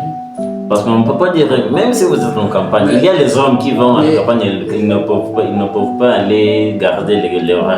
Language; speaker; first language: French; non-native, learner; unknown